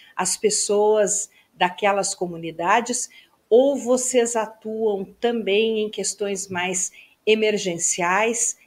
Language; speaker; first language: Portuguese; native; Portuguese